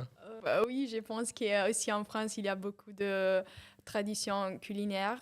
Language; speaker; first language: French; non-native, fluent; Italian